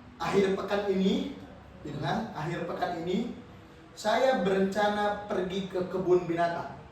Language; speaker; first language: Indonesian; native; Indonesian